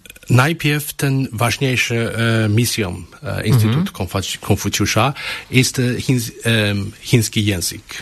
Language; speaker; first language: Polish; non-native, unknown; Chinese